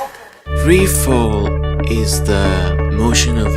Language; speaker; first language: English; non-native, fluent; Arabic